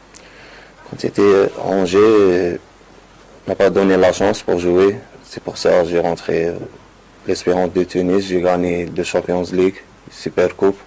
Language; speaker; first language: French; non-native, local second language; Arabic